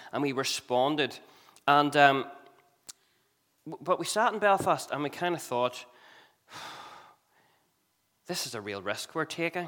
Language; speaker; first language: English; native; English